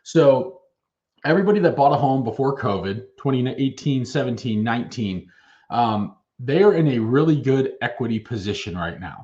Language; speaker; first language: English; native; English